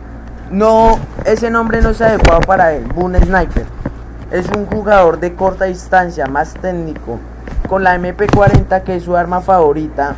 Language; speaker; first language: Spanish; native; Spanish